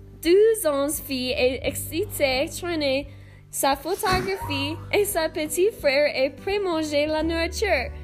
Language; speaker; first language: French; non-native, learner; English